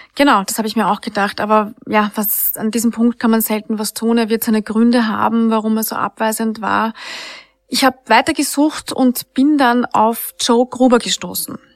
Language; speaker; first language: German; native; German